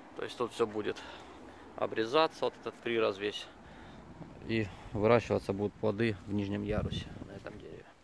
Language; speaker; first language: Russian; non-native, local second language; Ukrainian